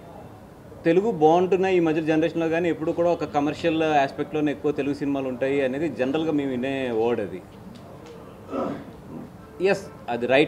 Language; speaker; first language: Telugu; native; Telugu